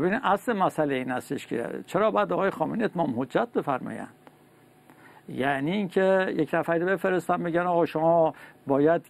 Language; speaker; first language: Persian; native; Persian